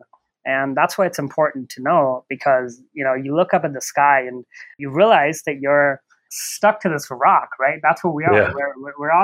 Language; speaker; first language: English; non-native, local second language; Bangla